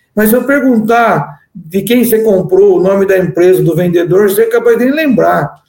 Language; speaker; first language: Portuguese; native; Portuguese